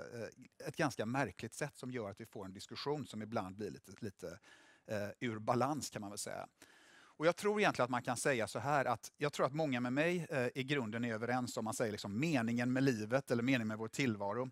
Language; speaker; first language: Swedish; native; Swedish